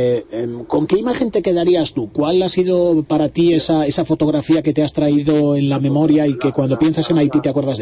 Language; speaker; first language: Spanish; native; Spanish